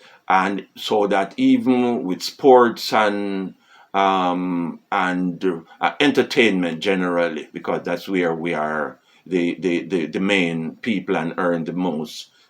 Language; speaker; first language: English; non-native, fluent; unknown